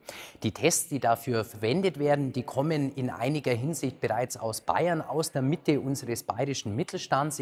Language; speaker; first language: German; native; German